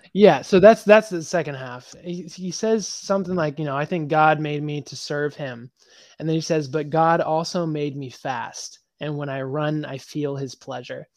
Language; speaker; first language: English; native; English